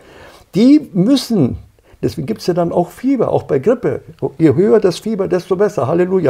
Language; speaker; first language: German; native; German